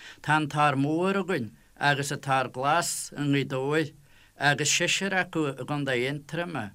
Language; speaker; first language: Irish; native; Irish